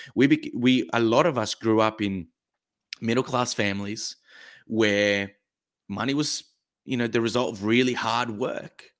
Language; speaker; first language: English; early bilingual, other home language; Italian